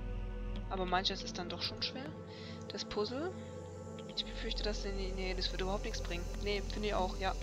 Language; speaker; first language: German; native; German